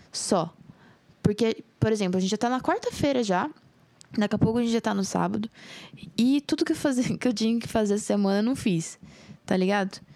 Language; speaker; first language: Portuguese; native; Portuguese